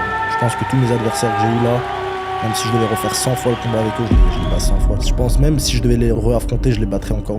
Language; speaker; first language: French; early bilingual, other home language; Chechen